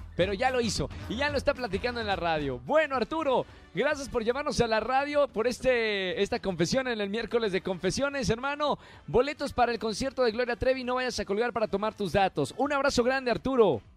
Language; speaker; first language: Spanish; native; Spanish